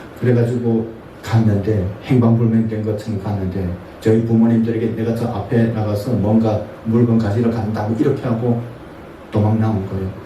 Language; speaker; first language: Korean; native; Korean